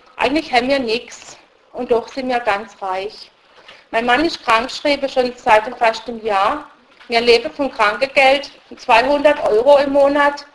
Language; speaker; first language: German; early bilingual, other home language; Russian